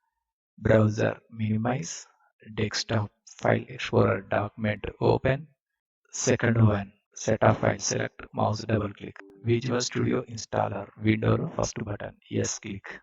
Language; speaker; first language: English; non-native, learner; Telugu